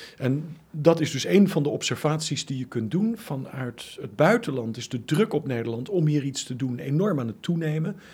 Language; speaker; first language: Dutch; native; Dutch